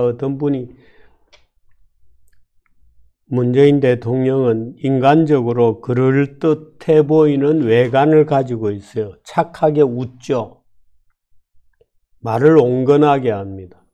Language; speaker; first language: Korean; native; Korean